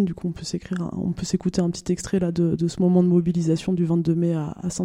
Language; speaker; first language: French; native; French